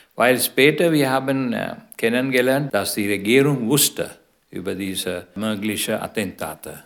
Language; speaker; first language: German; non-native, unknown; Sinhala